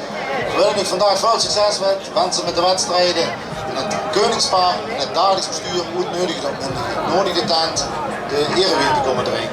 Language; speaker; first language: Dutch; native; Dutch